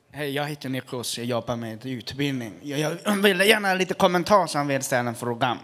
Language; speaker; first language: Swedish; non-native, fluent; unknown